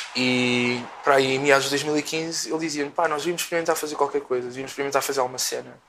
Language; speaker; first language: Portuguese; native; Portuguese